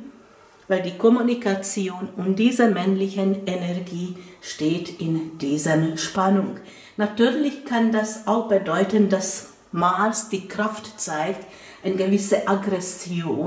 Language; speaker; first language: German; non-native, fluent; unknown